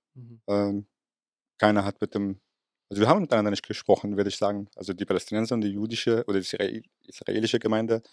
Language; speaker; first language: German; non-native, fluent; Arabic